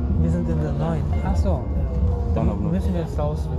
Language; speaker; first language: German; non-native, fluent; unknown